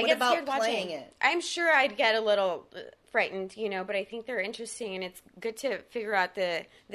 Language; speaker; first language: English; early bilingual, other home language; Spanish